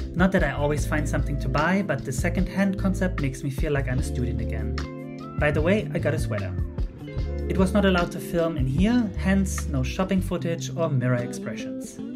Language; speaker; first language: English; non-native, fluent; Dutch